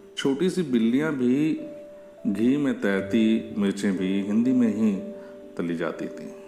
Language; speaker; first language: Hindi; native; Hindi